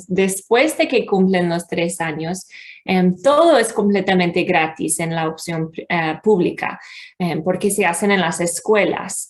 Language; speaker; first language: Spanish; non-native, fluent; English